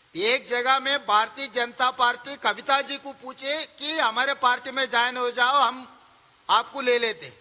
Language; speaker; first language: Hindi; non-native, local second language; Telugu